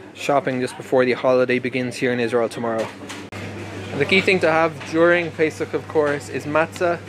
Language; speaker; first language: English; native; English